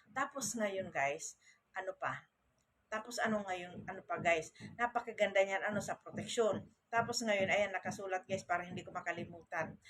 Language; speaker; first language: Filipino; native; Filipino